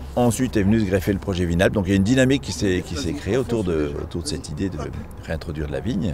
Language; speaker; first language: French; native; French